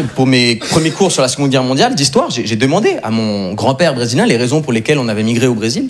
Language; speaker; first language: French; native; French